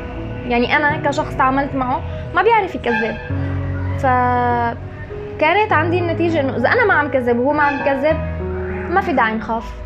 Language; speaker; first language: Arabic; native; Arabic